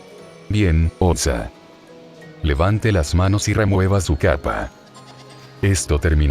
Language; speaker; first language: Spanish; native; Spanish